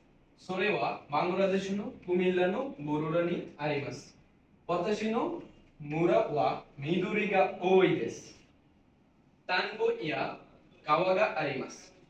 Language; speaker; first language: Japanese; non-native, learner; Bangla